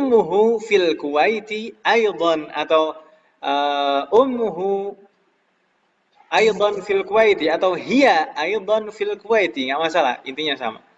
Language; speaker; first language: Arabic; non-native, fluent; Indonesian